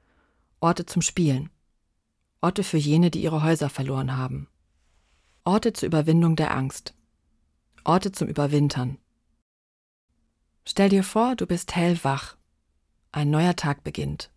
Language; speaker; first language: German; native; German